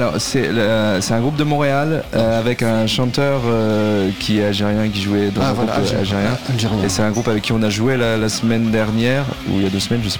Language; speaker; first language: French; native; French